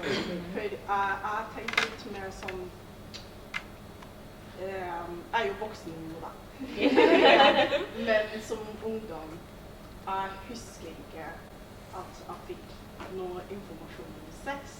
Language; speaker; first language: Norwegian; non-native, learner; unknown